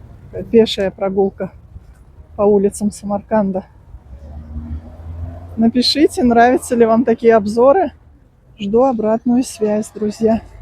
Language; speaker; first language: Russian; native; Russian